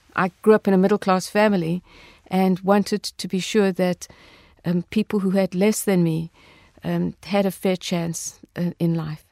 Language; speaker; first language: English; native; English